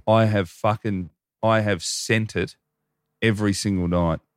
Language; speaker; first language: English; native; English